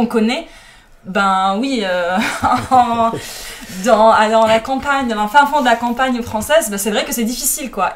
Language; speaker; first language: French; non-native, fluent; Arabic